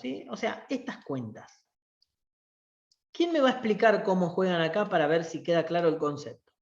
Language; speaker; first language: Spanish; native; Spanish